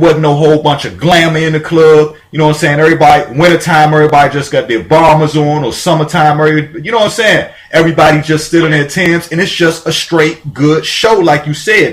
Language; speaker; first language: English; native; English